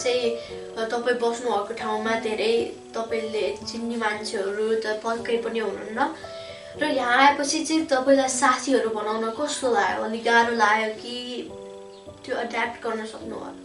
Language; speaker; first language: Nepali; early bilingual, heritage; Nepali